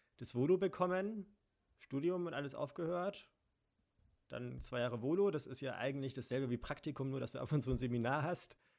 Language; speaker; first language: German; native; German